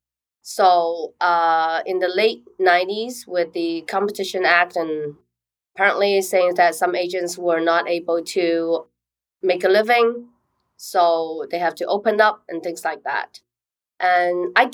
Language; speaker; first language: English; non-native, local second language; Cantonese